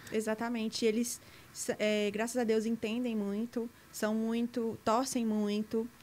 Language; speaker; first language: Portuguese; native; Portuguese